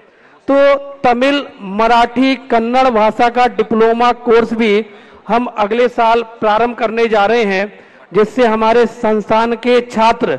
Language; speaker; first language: Hindi; native; Hindi